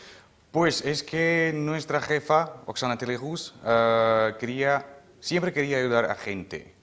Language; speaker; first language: Spanish; non-native, fluent; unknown